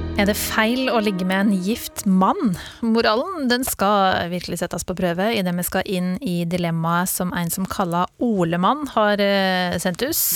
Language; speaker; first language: Norwegian; native; Norwegian